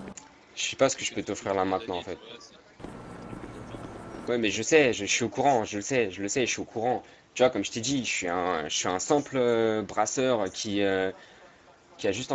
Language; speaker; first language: French; native; French